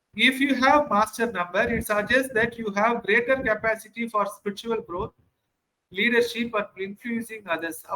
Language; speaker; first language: English; non-native, local second language; Tamil